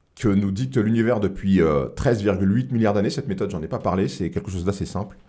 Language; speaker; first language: French; native; French